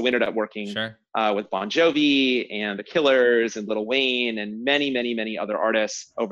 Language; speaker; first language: English; native; English